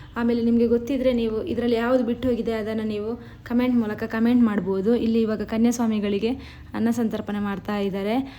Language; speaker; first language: Kannada; non-native, local second language; Tulu